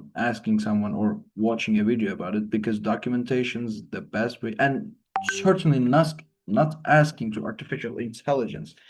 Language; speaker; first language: English; non-native, fluent; Turkish